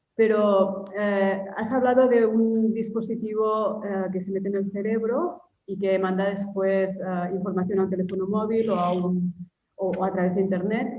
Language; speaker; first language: Spanish; non-native, local second language; Catalan